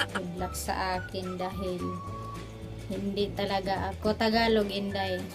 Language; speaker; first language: Filipino; non-native, local second language; Cebuano